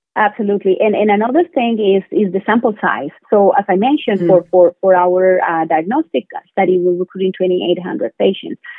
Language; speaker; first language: English; non-native, fluent; Spanish